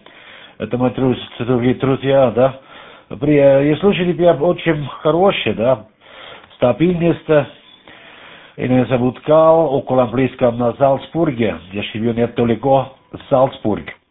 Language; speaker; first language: Russian; non-native, learner; German